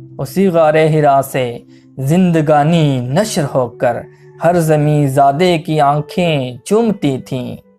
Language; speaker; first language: Urdu; non-native, local second language; Punjabi